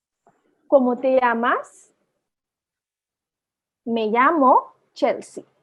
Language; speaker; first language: Spanish; non-native, learner; Manipuri